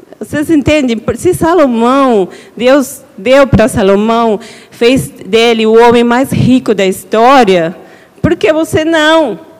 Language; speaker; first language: Portuguese; non-native, fluent; Spanish